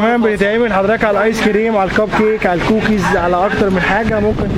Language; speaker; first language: Arabic; native; Arabic